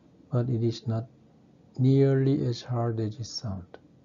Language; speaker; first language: English; non-native, fluent; Korean